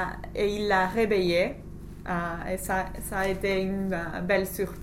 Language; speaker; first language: French; non-native, learner; English